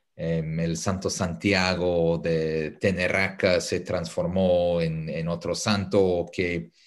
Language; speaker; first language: Spanish; non-native, fluent; English